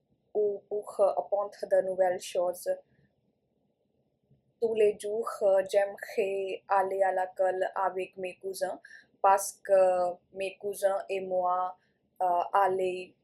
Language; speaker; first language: French; non-native, learner; Punjabi